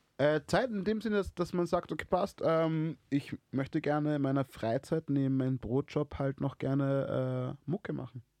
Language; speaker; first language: German; early bilingual, other home language; Swahili